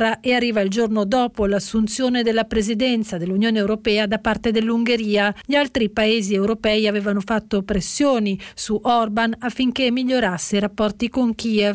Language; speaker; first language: Italian; native; Italian